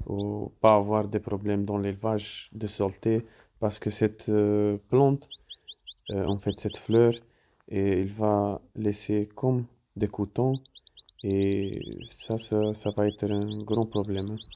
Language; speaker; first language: French; non-native, fluent; Italian